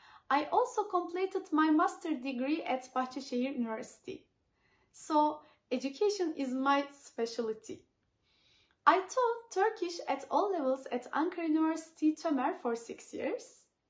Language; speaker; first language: English; non-native, fluent; Turkish